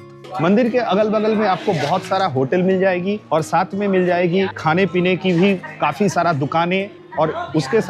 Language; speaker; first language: Hindi; non-native, local second language; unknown